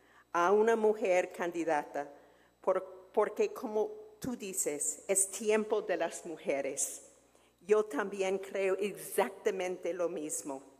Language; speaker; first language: Spanish; non-native, fluent; English